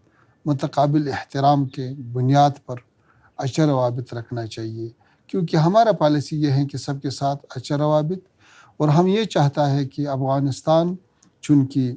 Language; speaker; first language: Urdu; non-native, fluent; Pashto